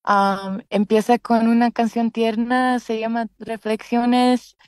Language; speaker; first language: Spanish; early bilingual, heritage; Spanish